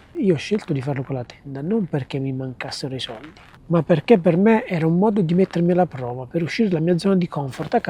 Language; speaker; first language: Italian; native; Italian